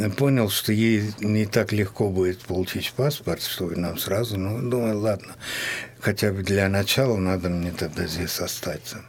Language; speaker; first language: Russian; non-native, fluent; Hindi